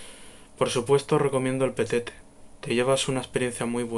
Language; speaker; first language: Spanish; native; Spanish